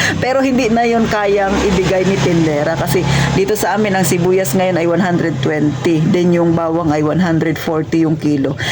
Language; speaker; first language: Filipino; non-native, local second language; Cebuano